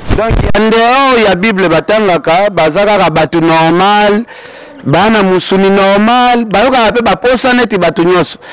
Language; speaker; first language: Lingala; native; Lingala